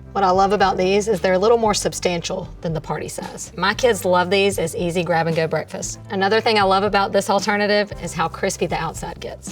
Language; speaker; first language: English; native; English